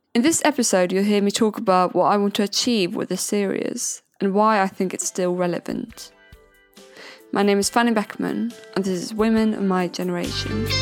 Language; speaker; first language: English; non-native, fluent; Swedish